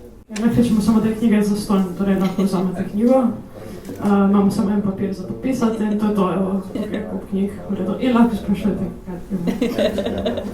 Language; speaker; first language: Slovenian; early bilingual, heritage; Italian